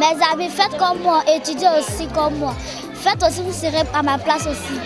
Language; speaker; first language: French; non-native, learner; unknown